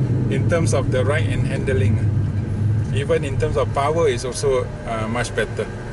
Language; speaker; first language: English; non-native, local second language; Malay